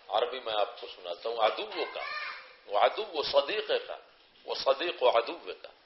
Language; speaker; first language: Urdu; non-native, local second language; Punjabi